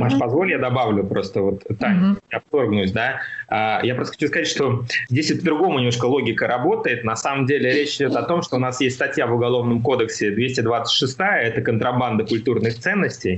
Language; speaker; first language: Russian; native; Russian